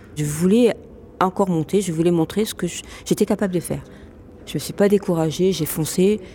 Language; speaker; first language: French; non-native, local second language; Arabic